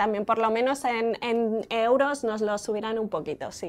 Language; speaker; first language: Spanish; native; Spanish